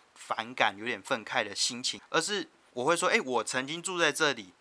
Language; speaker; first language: Chinese; native; Chinese